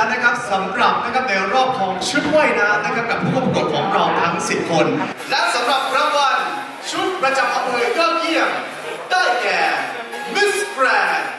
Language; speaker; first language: Thai; native; Thai